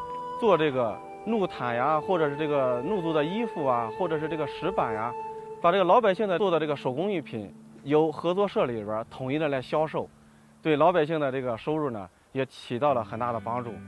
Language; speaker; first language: Chinese; native; Chinese